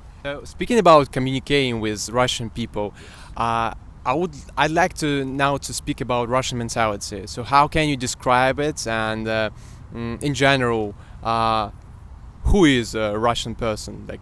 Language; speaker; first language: English; non-native, fluent; Russian